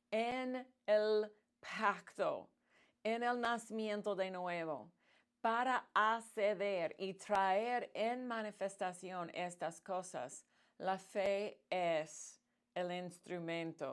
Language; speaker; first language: Spanish; non-native, fluent; English